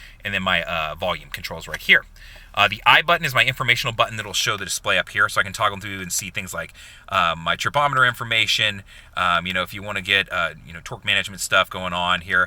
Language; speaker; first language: English; native; English